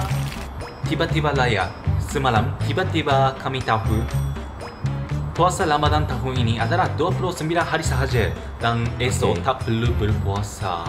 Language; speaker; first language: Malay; non-native, fluent; Japanese